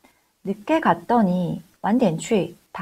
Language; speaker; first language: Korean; non-native, fluent; Chinese